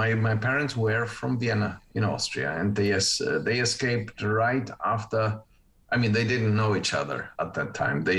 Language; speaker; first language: English; non-native, fluent; Spanish